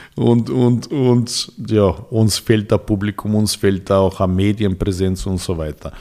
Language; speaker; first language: German; non-native, fluent; Serbian